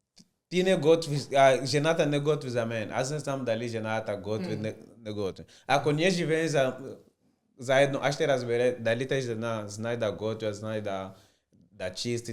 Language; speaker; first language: Bulgarian; non-native, learner; Portuguese